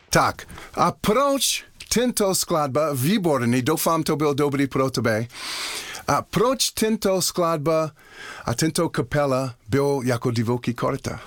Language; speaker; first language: Czech; non-native, learner; English